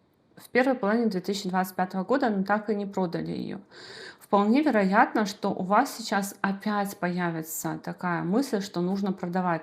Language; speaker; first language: Russian; native; Russian